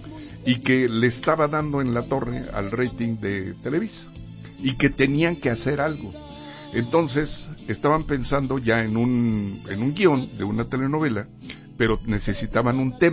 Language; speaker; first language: Spanish; native; Spanish